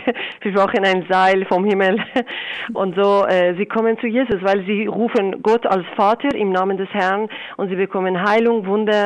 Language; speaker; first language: German; non-native, fluent; Persian